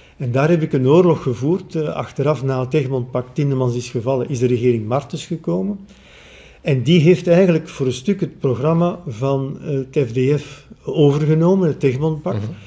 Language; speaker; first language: Dutch; native; Dutch